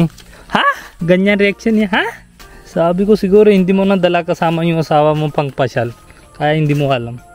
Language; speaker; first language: Filipino; non-native, learner; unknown